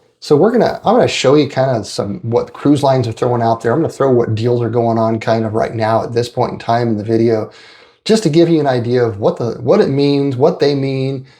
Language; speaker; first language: English; native; English